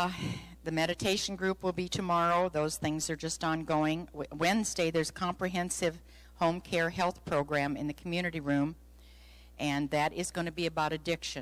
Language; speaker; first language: English; native; English